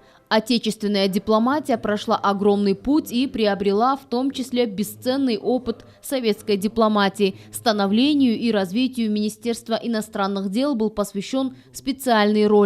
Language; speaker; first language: Russian; native; Russian